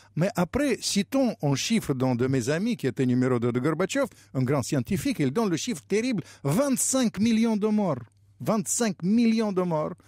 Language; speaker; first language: French; non-native, fluent; Russian